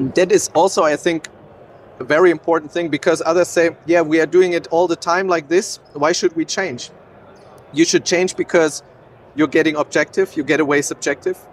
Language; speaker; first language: English; non-native, fluent; German